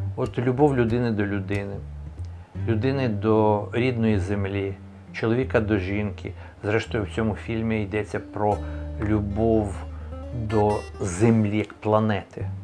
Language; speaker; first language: Ukrainian; native; Ukrainian